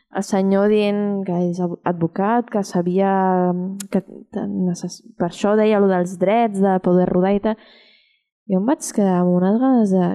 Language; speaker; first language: Catalan; early bilingual, other home language; Chinese